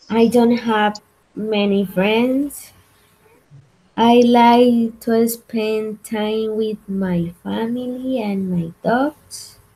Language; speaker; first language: English; non-native, learner; Spanish